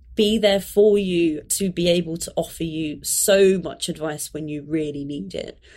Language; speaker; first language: English; native; English